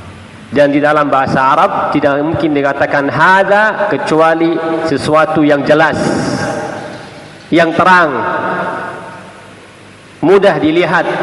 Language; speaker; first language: Indonesian; non-native, fluent; Arabic